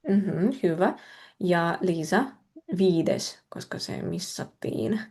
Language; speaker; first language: Finnish; non-native, fluent; Russian